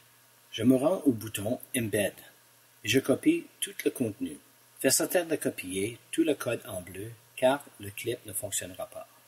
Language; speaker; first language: French; non-native, local second language; English